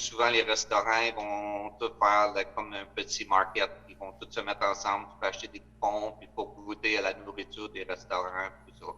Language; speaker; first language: French; native; French